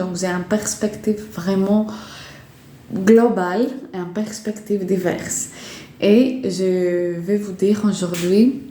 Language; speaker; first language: French; non-native, fluent; Greek